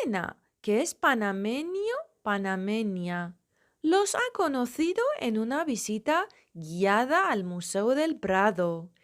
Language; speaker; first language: Spanish; non-native, fluent; Persian